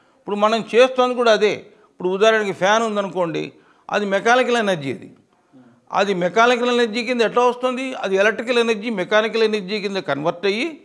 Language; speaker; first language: Telugu; native; Telugu